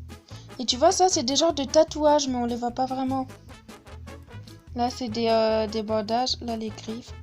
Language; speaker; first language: French; native; French